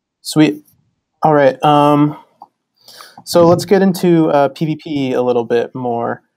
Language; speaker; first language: English; native; English